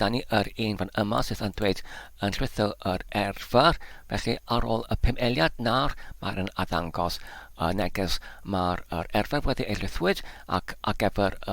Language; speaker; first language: Welsh; non-native, learner; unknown